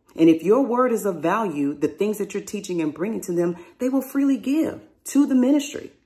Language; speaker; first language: English; native; English